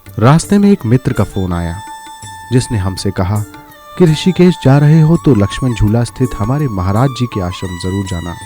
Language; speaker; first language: Hindi; native; Hindi